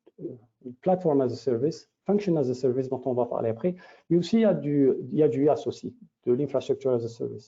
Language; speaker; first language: French; native; French